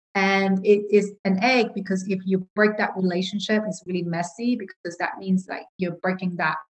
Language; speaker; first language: English; non-native, local second language; Cantonese